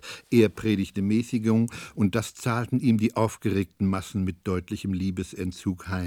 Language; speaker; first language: German; native; German